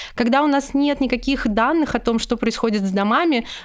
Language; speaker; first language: Russian; native; Russian